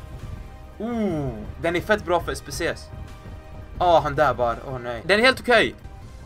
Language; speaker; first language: Swedish; native; Swedish